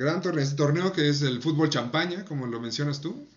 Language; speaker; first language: Spanish; native; Spanish